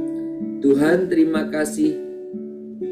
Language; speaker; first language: Indonesian; native; Indonesian